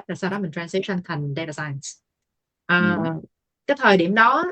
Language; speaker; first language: Vietnamese; native; Vietnamese